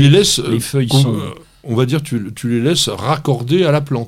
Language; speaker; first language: French; native; French